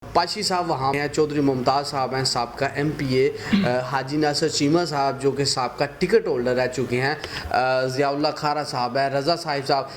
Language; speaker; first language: Urdu; non-native, local second language; Punjabi